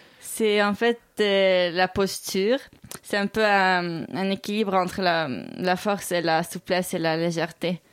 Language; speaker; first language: French; non-native, local second language; Russian